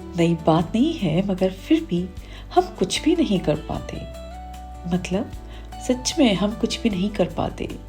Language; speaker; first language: Hindi; native; Hindi